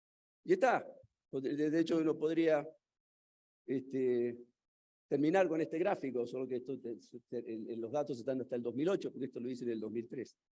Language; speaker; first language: Spanish; native; Spanish